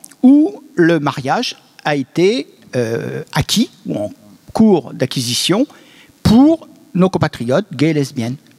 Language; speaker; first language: French; native; French